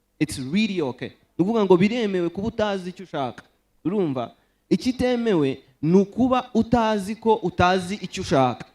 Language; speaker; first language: Kinyarwanda; native; Kinyarwanda